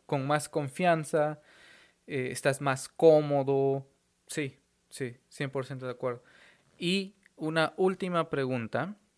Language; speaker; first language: Spanish; native; Spanish